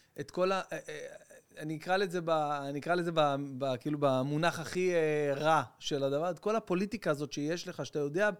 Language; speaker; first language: Hebrew; native; Hebrew